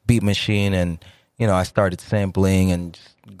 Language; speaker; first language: English; early bilingual, other home language; Spanish